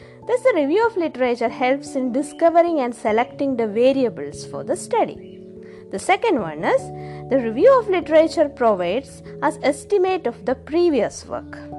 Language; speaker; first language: English; non-native, local second language; Malayalam